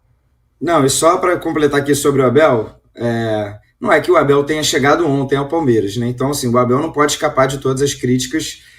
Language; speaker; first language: Portuguese; native; Portuguese